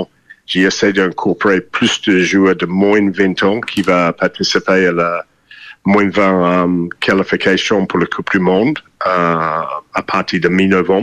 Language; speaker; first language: French; non-native, fluent; English